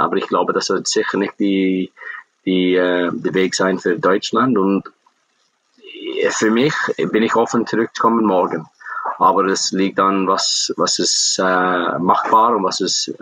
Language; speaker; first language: German; non-native, fluent; English